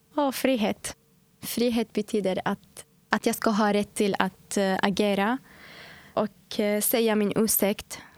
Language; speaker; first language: Swedish; non-native, fluent; Arabic